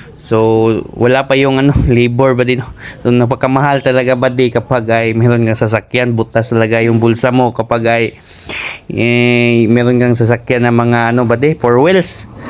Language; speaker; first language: Filipino; non-native, local second language; Cebuano